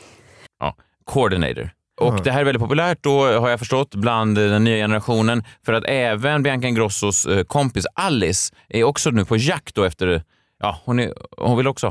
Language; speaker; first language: Swedish; native; Swedish